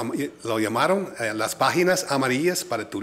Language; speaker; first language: Spanish; non-native, fluent; English